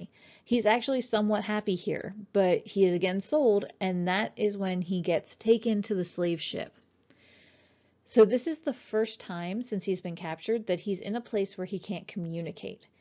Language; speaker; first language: English; native; English